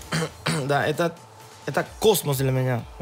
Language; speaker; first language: Russian; non-native, learner; Spanish